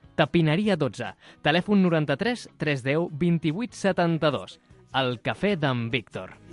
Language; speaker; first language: Catalan; native; Catalan